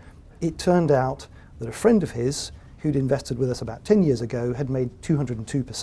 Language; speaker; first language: English; native; English